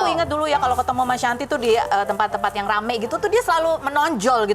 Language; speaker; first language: Indonesian; native; Indonesian